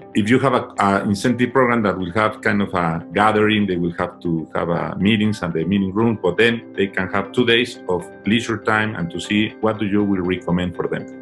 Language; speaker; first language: English; non-native, fluent; Spanish